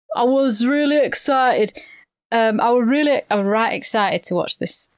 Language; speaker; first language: English; native; English